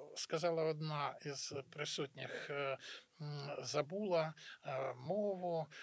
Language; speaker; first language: Ukrainian; native; Ukrainian